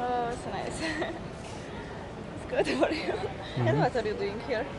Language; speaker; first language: English; non-native, learner; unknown